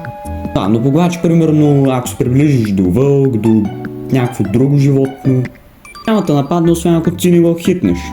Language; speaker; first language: Bulgarian; native; Bulgarian